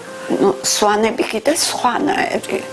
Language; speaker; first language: Georgian; early bilingual, heritage; Georgian